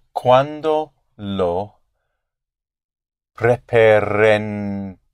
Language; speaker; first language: Italian; non-native, learner; English